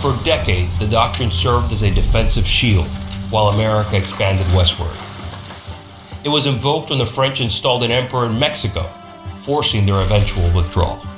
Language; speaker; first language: English; native; English